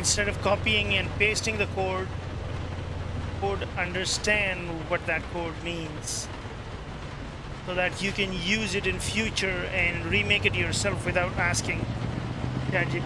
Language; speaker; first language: English; non-native, local second language; Pashto